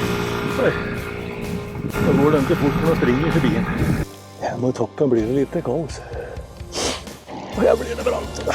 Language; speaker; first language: Swedish; native; Swedish